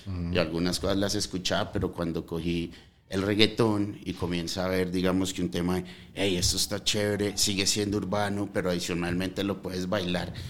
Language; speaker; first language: Spanish; early bilingual, heritage; Spanish